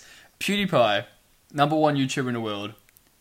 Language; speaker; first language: English; native; English